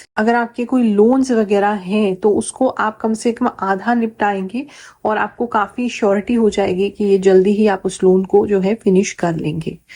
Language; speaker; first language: Hindi; native; Hindi